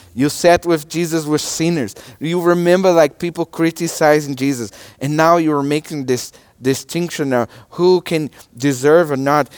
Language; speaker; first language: English; non-native, learner; Portuguese